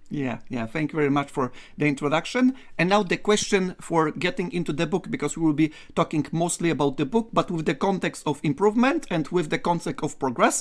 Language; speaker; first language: English; non-native, fluent; Polish